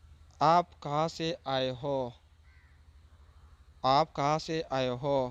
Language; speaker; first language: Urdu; non-native, fluent; Pashto